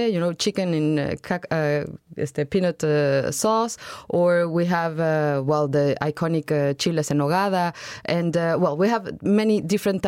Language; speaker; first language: English; non-native, fluent; Spanish